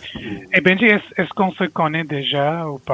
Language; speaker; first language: French; non-native, learner; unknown